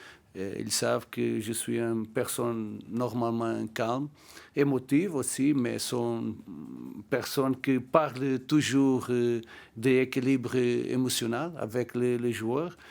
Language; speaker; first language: French; non-native, learner; Portuguese